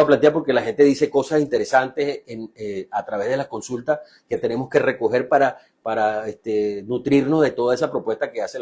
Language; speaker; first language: Spanish; native; Spanish